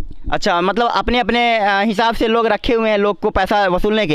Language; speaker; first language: Hindi; native; Hindi